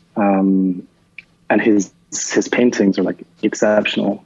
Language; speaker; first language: English; native; English